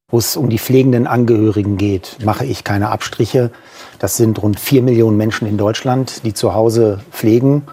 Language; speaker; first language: German; native; German